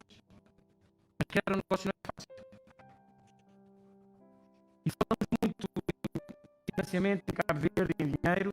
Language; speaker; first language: Portuguese; non-native, local second language; Kabuverdianu